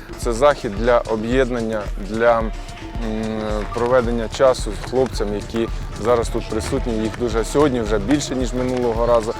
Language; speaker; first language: Ukrainian; non-native, local second language; Russian